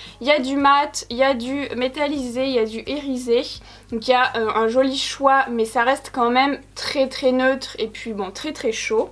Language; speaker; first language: French; native; French